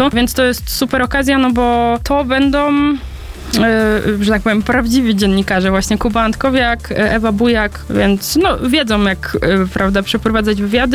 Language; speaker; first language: Polish; native; Polish